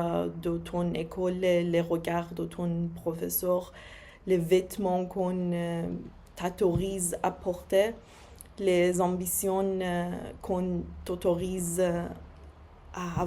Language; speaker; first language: French; non-native, fluent; Persian